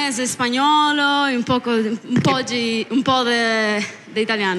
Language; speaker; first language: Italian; non-native, learner; Spanish